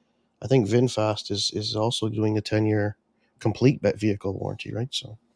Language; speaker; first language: English; native; English